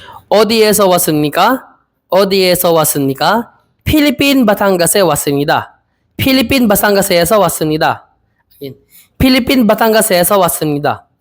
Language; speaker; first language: Korean; non-native, learner; Filipino